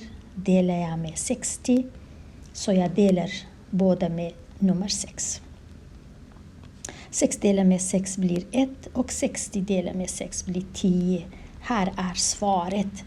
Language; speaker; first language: Swedish; non-native, learner; Kurdish